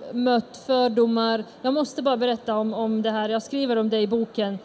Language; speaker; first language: Swedish; early bilingual, other home language; Bosnian